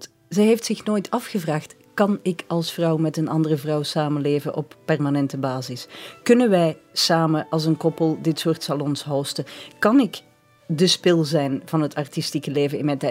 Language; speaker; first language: Dutch; native; Dutch